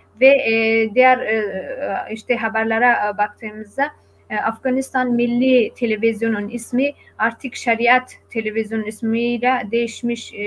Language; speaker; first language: Turkish; non-native, fluent; Persian